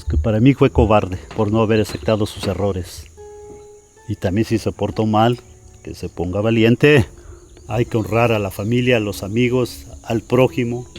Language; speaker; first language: Spanish; native; Spanish